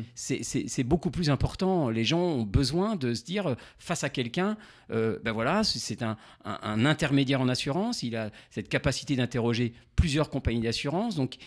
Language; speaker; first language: French; native; French